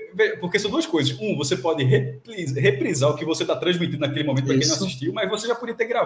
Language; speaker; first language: Portuguese; native; Portuguese